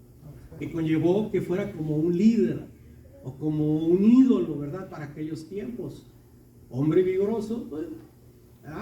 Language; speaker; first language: Spanish; native; Spanish